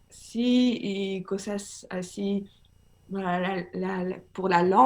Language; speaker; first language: Spanish; non-native, learner; French